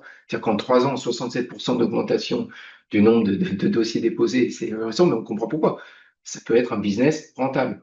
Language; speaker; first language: French; native; French